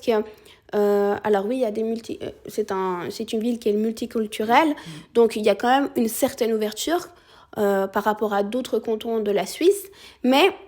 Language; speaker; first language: French; early bilingual, other home language; Spanish